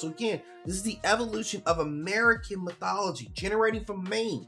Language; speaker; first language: English; native; English